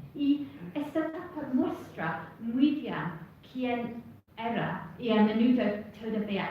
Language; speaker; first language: Spanish; non-native, fluent; English